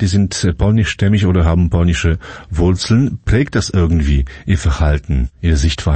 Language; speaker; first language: German; non-native, fluent; Polish